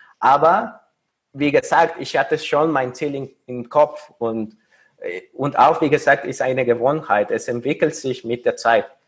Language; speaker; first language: German; non-native, fluent; Spanish